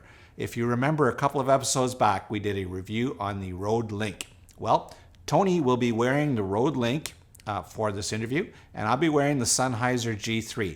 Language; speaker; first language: English; native; English